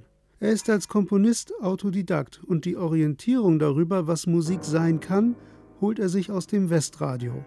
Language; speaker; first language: German; native; German